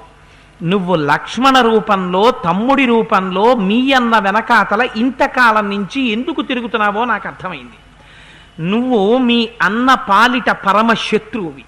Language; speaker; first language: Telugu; native; Telugu